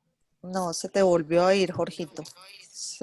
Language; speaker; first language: Spanish; native; Spanish